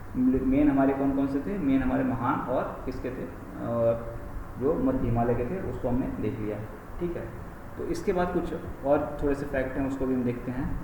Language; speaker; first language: Hindi; native; Hindi